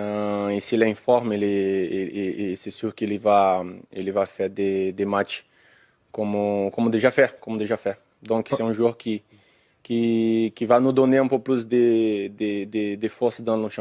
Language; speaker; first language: French; non-native, learner; Portuguese